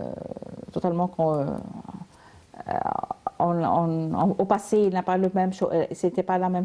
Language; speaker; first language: French; non-native, learner; Arabic